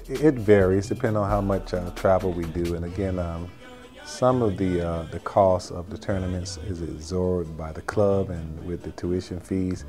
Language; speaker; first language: English; native; English